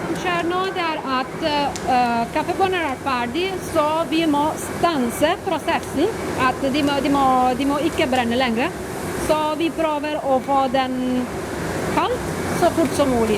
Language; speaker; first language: Norwegian; non-native, fluent; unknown